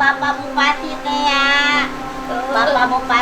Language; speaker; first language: Indonesian; non-native, local second language; Sundanese